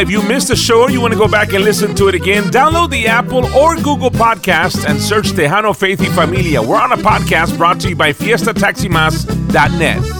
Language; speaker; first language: English; early bilingual, other home language; Spanish